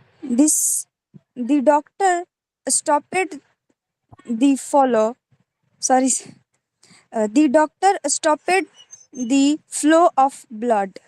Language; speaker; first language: English; non-native, learner; Hindi